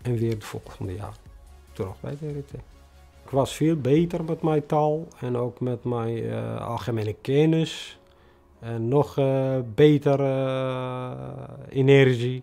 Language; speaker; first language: Dutch; non-native, fluent; Tigrinya